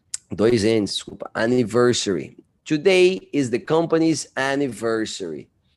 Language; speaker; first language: English; non-native, fluent; Portuguese